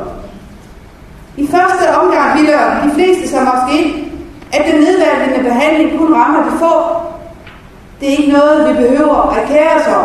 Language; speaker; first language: Danish; native; Danish